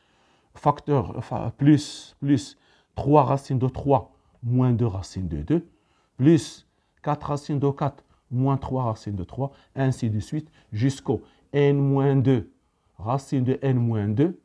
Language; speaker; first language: French; non-native, local second language; Arabic